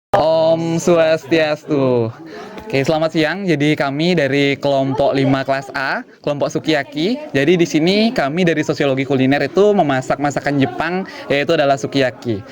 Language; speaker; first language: Indonesian; native; Indonesian